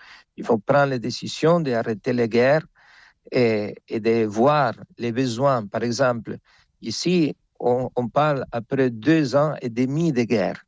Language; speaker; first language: French; non-native, fluent; Spanish